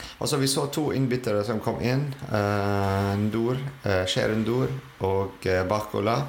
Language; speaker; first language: Norwegian; non-native, fluent; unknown